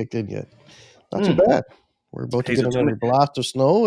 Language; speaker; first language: English; native; English